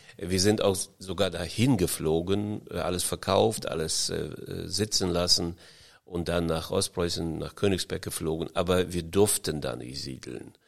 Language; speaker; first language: German; early bilingual, heritage; German